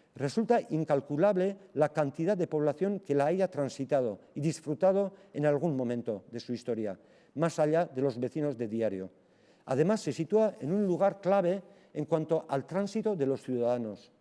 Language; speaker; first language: Spanish; non-native, local second language; Basque